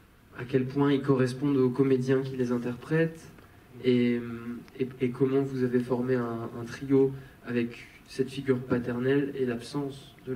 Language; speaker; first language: French; native; French